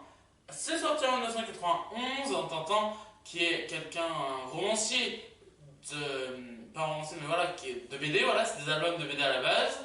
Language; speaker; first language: French; native; French